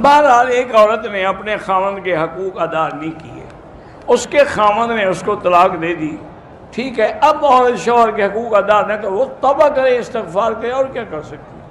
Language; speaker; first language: Urdu; native; Urdu